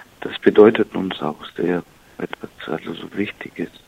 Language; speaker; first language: German; non-native, learner; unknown